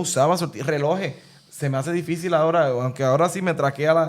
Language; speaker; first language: Spanish; native; Spanish